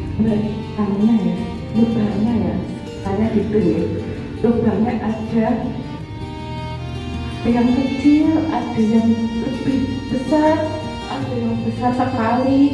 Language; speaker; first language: Indonesian; non-native, local second language; Javanese